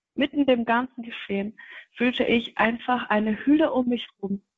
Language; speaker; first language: German; non-native, fluent; Kinyarwanda